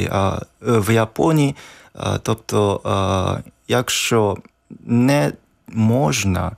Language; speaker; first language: Ukrainian; non-native, learner; Japanese